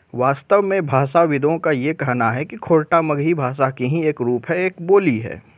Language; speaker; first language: Hindi; non-native, local second language; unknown